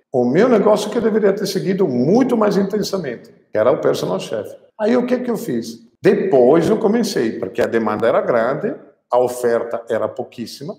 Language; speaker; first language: Portuguese; non-native, fluent; Italian